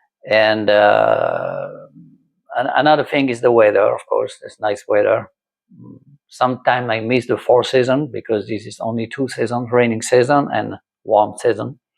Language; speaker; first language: English; non-native, learner; French